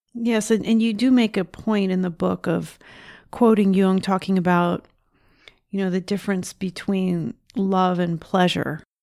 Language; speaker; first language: English; native; English